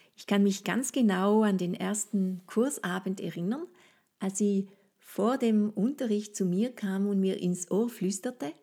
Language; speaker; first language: German; non-native, fluent; French